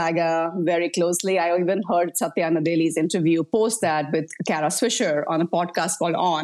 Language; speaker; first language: English; non-native, local second language; Hindi